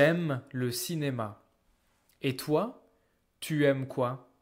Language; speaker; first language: French; non-native, fluent; English